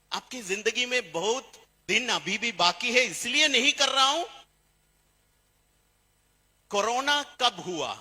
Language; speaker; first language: Hindi; non-native, local second language; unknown